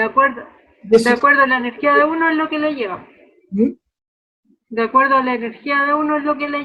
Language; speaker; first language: Spanish; native; Spanish